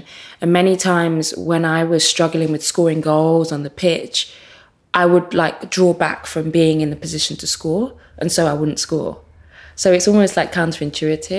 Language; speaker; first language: English; native; English